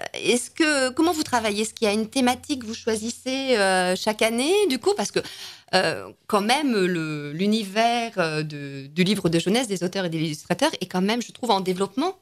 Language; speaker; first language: French; native; French